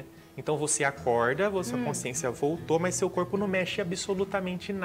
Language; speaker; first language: Portuguese; native; Portuguese